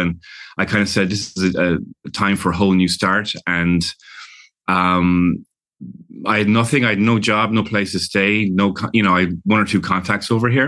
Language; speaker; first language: English; native; English